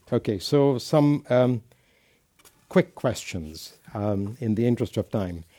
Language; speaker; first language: English; non-native, local second language; Urdu